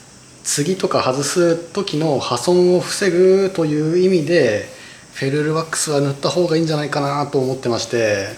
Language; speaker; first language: Japanese; native; Japanese